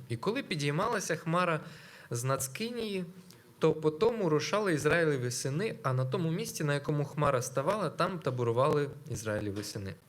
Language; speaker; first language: Ukrainian; non-native, local second language; Russian